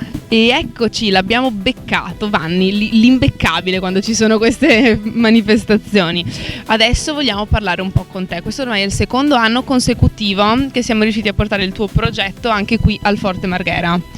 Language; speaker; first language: Italian; native; Italian